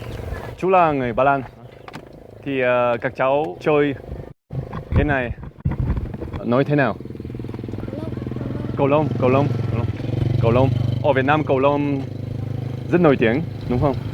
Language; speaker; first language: Vietnamese; non-native, learner; Polish